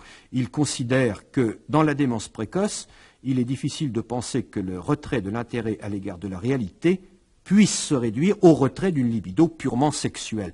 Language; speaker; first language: French; native; French